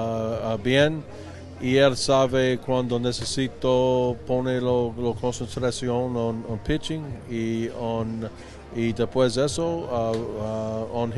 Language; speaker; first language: Spanish; non-native, learner; English